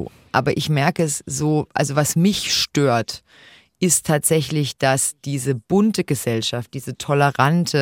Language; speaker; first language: German; native; German